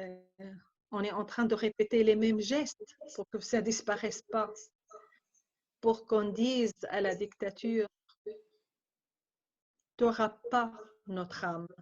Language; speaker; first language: French; non-native, fluent; Arabic